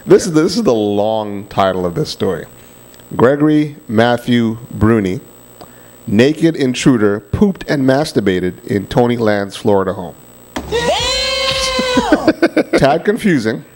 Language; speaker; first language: English; native; English